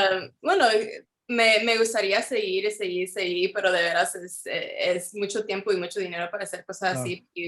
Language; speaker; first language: Spanish; early bilingual, heritage; Spanish